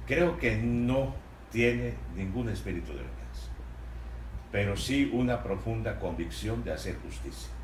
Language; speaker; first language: Spanish; native; Spanish